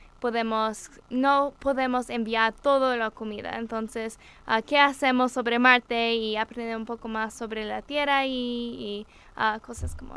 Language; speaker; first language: Spanish; non-native, learner; English